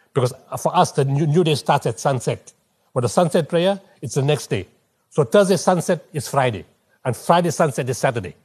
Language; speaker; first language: English; native; English